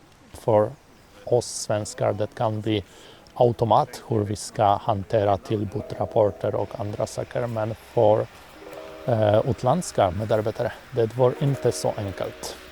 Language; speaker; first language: Swedish; non-native, fluent; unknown